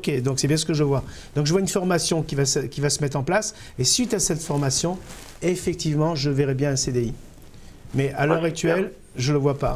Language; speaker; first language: French; native; French